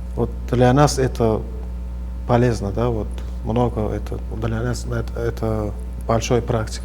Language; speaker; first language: Russian; non-native, fluent; Turkmen